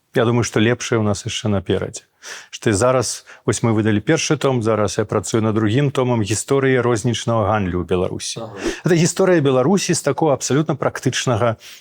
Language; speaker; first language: Belarusian; non-native, local second language; Russian